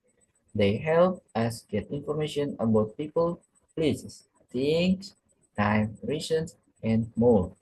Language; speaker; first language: English; non-native, learner; Indonesian